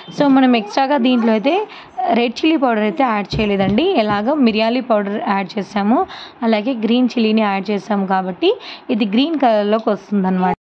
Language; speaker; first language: Telugu; non-native, local second language; Urdu